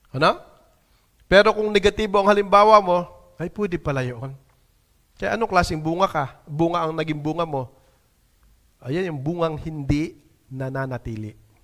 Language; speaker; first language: Filipino; native; Filipino